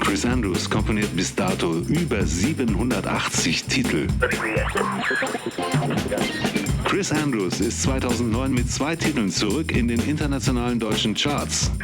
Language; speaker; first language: German; native; German